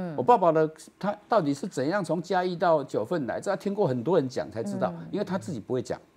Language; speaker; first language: Chinese; non-native, local second language; Min Nan Chinese